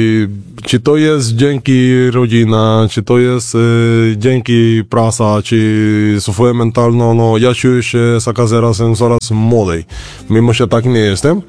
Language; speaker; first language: Polish; non-native, learner; Spanish